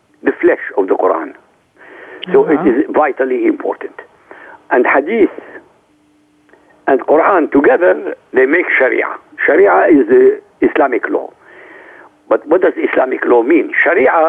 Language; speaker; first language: English; non-native, fluent; Arabic